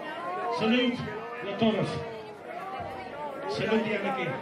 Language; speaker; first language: Spanish; non-native, learner; English